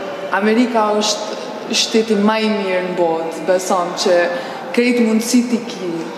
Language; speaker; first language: Albanian; early bilingual, heritage; Albanian